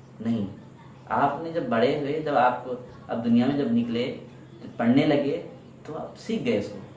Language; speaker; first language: Urdu; native; Urdu